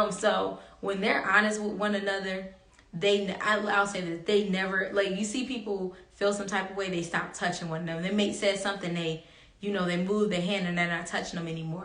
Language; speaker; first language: English; native; English